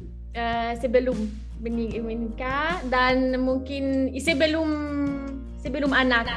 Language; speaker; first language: Indonesian; non-native, learner; French